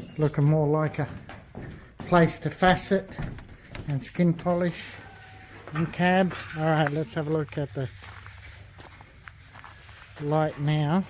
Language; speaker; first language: English; native; English